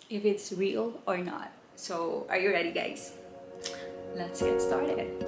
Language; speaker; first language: English; non-native, local second language; Cebuano